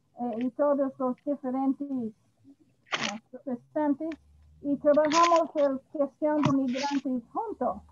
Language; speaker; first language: Spanish; non-native, fluent; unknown